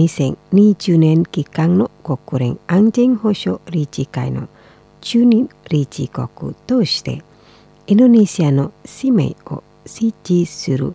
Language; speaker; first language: Japanese; non-native, fluent; Indonesian